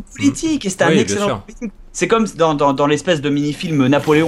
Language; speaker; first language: French; native; French